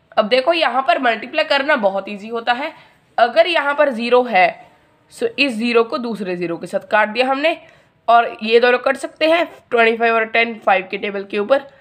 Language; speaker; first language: Hindi; non-native, local second language; Punjabi